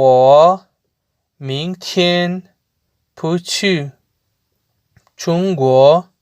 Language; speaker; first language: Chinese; non-native, learner; Urdu